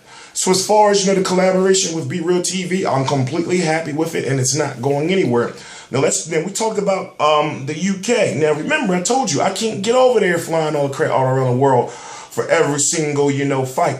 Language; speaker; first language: English; native; English